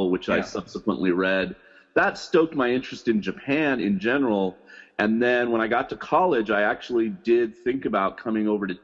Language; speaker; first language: English; native; English